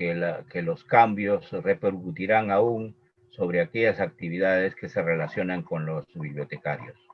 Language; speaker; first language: Spanish; native; Spanish